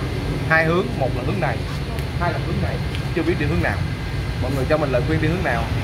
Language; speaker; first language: Vietnamese; native; Vietnamese